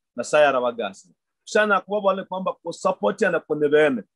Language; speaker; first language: English; non-native, local second language; Luyia